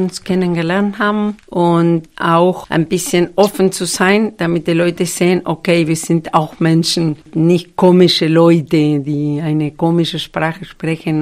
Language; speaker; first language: German; non-native, fluent; Spanish